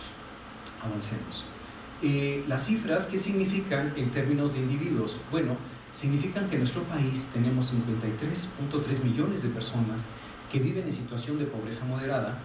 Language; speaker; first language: Spanish; native; Spanish